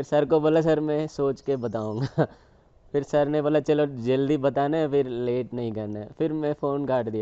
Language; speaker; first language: Hindi; non-native, local second language; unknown